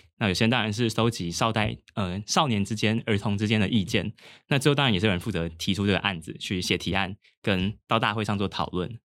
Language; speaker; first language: Chinese; native; Chinese